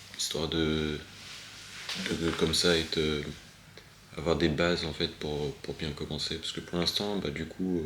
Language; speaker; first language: French; native; French